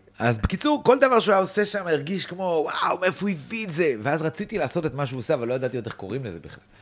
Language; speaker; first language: Hebrew; native; Hebrew